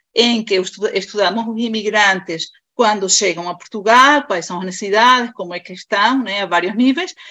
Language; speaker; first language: Portuguese; non-native, fluent; Spanish